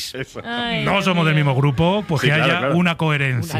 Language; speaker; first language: Spanish; native; Spanish